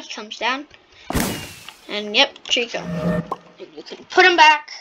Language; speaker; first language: English; native; English